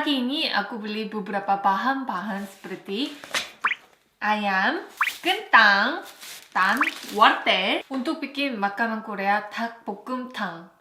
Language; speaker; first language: Indonesian; non-native, fluent; Korean